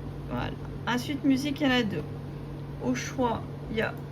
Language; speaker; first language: French; native; French